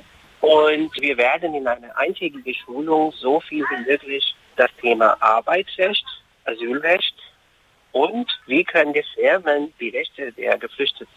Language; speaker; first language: German; non-native, fluent; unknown